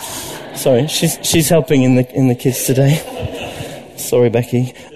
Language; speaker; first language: English; native; English